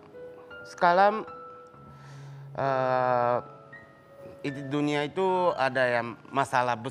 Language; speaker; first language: Indonesian; non-native, learner; Japanese